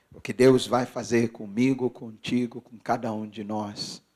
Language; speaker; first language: Portuguese; non-native, fluent; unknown